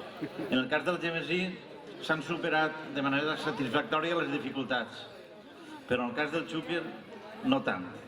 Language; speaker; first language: Catalan; native; Catalan